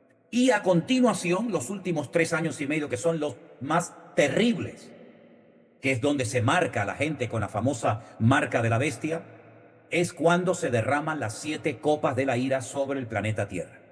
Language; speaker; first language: Spanish; native; Spanish